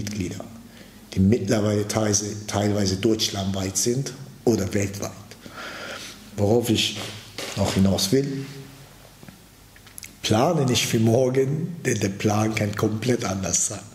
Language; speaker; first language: German; early bilingual, other home language; Turkish